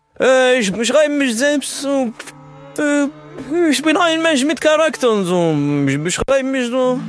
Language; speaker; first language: German; non-native, fluent; French